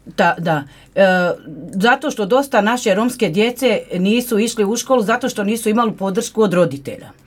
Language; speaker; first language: Croatian; non-native, local second language; Romany